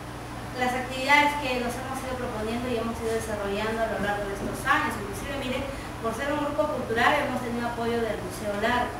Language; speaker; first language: Spanish; native; Spanish